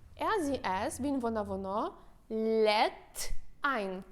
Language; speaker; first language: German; non-native, fluent; Ukrainian